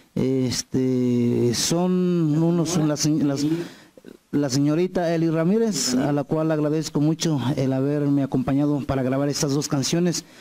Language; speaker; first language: Spanish; native; Spanish